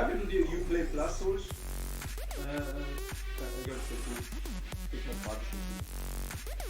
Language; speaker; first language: German; native; German